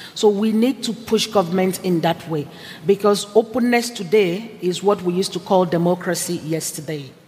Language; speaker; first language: English; non-native, local second language; Igbo